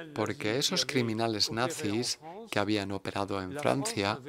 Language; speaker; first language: Spanish; non-native, fluent; German